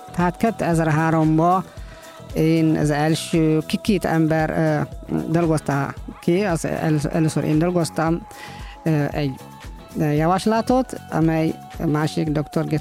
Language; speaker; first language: Hungarian; non-native, fluent; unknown